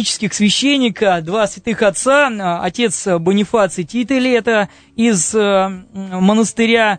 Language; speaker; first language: Russian; native; Russian